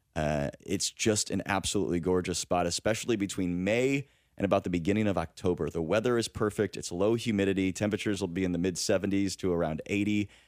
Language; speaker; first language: English; native; English